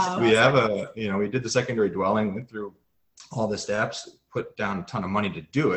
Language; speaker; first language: English; native; English